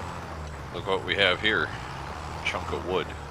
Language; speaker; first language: English; native; English